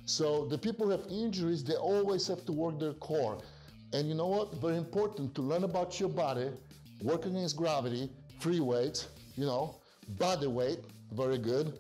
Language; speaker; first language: English; non-native, fluent; Polish